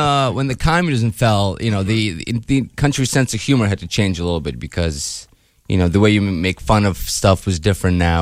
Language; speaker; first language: English; non-native, fluent; Russian